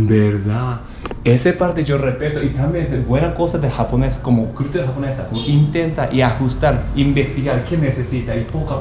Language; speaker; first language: Spanish; non-native, learner; Japanese